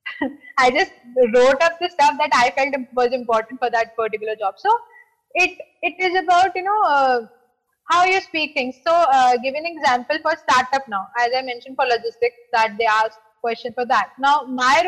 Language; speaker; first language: English; non-native, local second language; Hindi